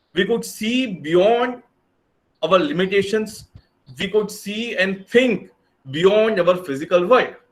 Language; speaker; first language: English; non-native, local second language; Gujarati